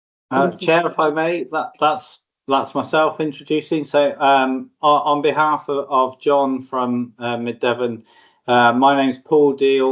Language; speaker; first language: English; native; English